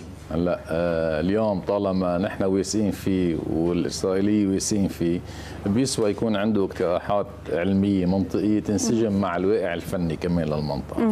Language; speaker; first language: Arabic; native; Arabic